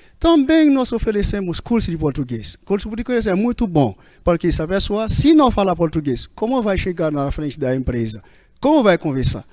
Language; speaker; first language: Portuguese; non-native, fluent; Haitian Creole